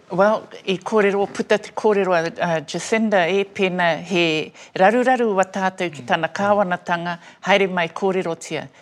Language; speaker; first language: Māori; native; Māori